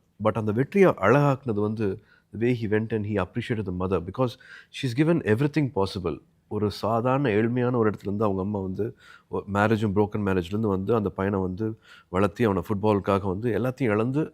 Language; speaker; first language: Tamil; native; Tamil